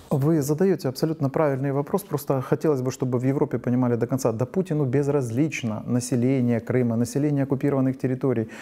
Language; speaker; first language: Russian; non-native, local second language; Ukrainian